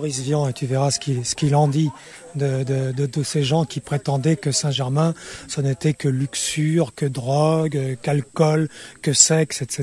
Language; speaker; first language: French; native; French